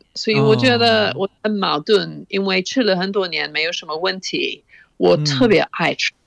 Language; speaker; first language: Chinese; non-native, fluent; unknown